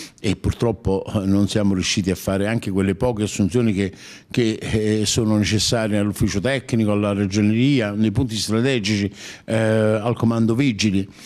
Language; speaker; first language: Italian; native; Italian